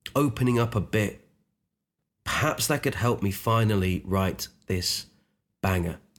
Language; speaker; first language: English; native; English